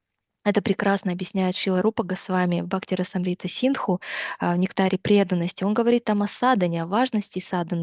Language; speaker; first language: Russian; non-native, fluent; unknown